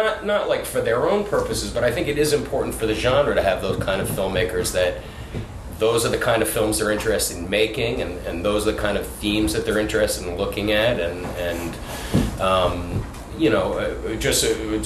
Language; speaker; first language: English; native; English